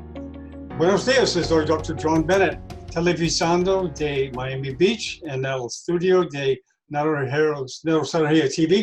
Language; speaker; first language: Spanish; non-native, learner; English